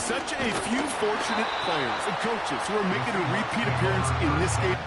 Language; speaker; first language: English; native; English